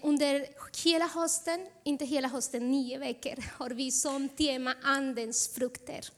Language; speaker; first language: Swedish; non-native, fluent; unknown